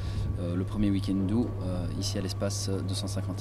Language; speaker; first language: French; native; French